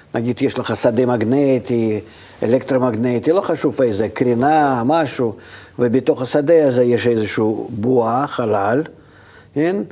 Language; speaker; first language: Hebrew; non-native, fluent; Russian